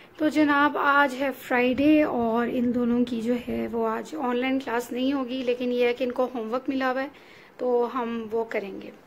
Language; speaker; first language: Urdu; native; Urdu